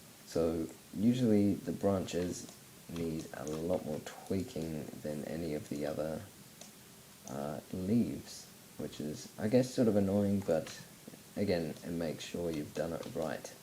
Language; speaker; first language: English; native; English